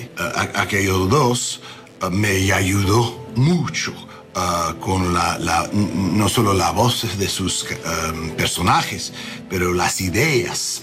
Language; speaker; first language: Spanish; non-native, learner; English